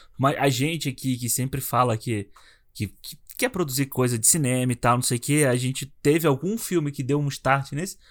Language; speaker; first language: Portuguese; native; Portuguese